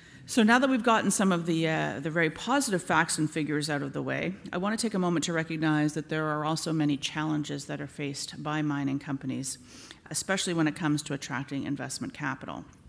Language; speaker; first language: English; native; English